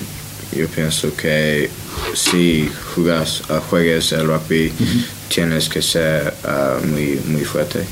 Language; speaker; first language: Spanish; non-native, learner; English